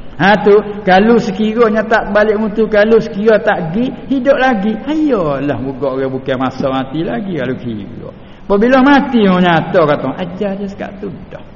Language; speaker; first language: Malay; native; Malay